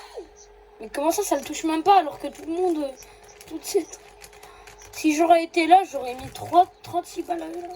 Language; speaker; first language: French; native; French